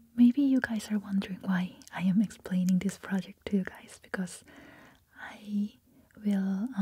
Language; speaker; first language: English; non-native, fluent; Korean